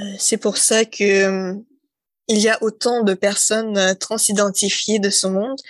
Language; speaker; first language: French; non-native, fluent; Russian